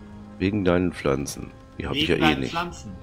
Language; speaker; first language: German; native; German